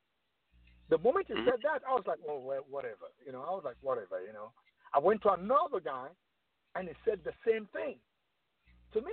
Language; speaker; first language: English; non-native, local second language; Yoruba